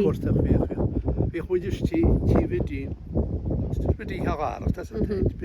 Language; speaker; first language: Irish; native; Irish